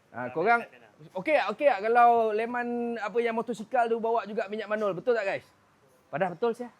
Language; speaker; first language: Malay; native; Malay